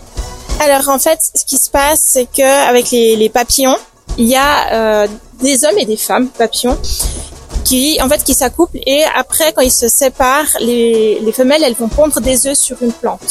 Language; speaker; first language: French; native; French